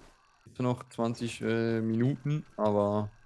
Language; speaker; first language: German; native; German